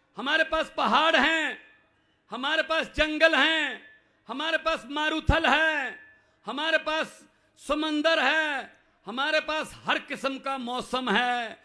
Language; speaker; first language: Hindi; non-native, local second language; Punjabi